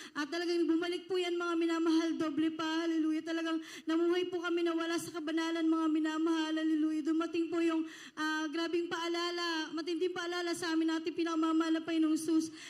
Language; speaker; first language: Filipino; native; Filipino